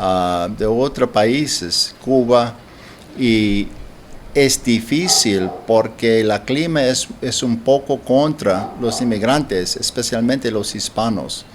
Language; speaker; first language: Spanish; non-native, learner; English